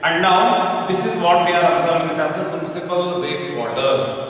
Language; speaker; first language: English; non-native, local second language; Kannada